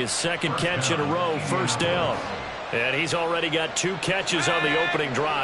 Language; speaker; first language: English; native; English